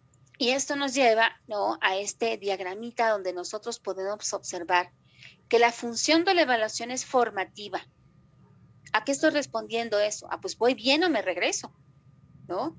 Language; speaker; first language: Spanish; native; Spanish